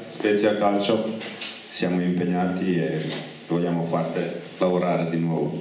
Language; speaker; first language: Italian; non-native, fluent; Croatian